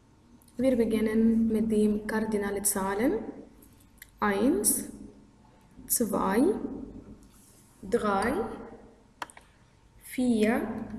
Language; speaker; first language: German; non-native, fluent; Arabic